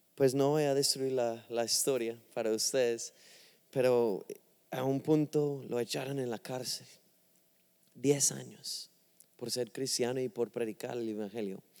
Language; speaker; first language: Spanish; non-native, fluent; English